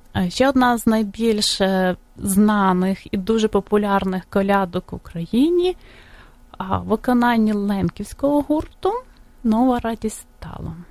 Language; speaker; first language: Ukrainian; native; Ukrainian